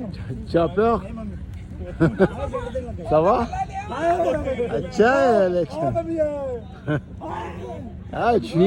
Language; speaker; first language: French; non-native, learner; Arabic